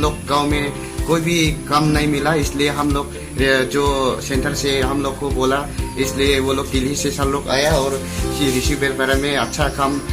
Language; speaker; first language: Hindi; non-native, local second language; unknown